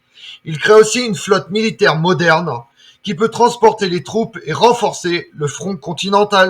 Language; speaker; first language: French; native; French